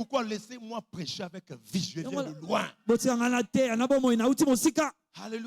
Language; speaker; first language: French; non-native, local second language; Lingala